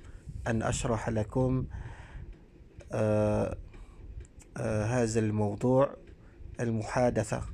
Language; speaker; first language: Arabic; non-native, fluent; Malay